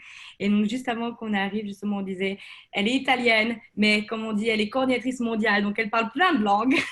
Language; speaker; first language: French; native; French